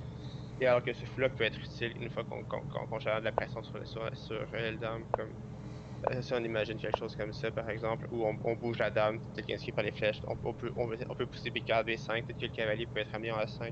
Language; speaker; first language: French; native; French